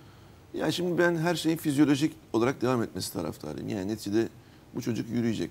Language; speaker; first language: Turkish; native; Turkish